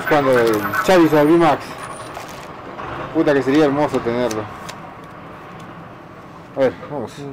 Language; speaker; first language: Spanish; native; Spanish